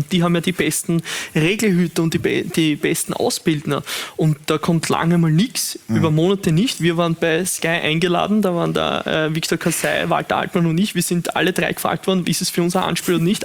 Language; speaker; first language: German; native; German